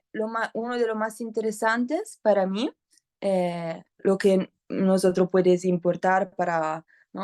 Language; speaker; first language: Spanish; non-native, learner; Italian